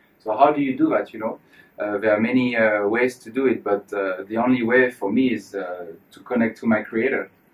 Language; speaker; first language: English; non-native, fluent; French